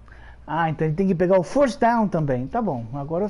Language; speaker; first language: Portuguese; early bilingual, heritage; Portuguese